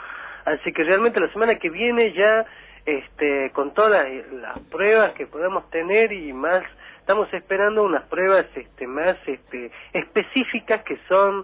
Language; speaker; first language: Spanish; native; Spanish